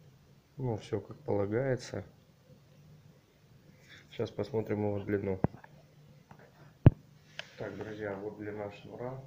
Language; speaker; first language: Russian; native; Russian